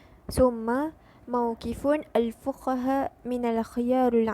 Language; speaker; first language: Arabic; non-native, learner; Malay